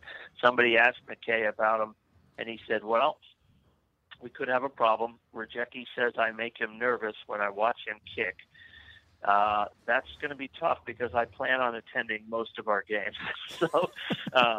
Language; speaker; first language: English; native; English